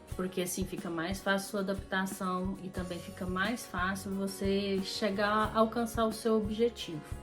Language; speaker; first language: Portuguese; native; Portuguese